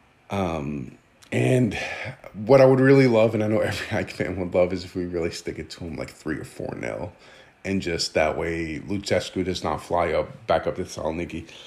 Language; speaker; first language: English; early bilingual, other home language; Greek